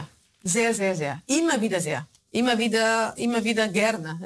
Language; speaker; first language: German; non-native, fluent; Arabic